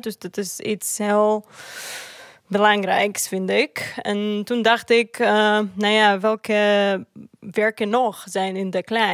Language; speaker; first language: Dutch; non-native, fluent; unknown